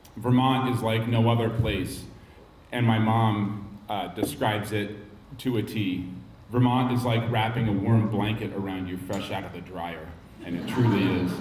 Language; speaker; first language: English; native; English